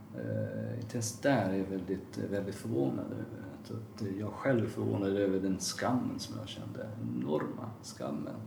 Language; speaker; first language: Swedish; non-native, fluent; Persian